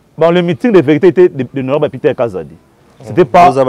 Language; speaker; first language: French; non-native, local second language; Lingala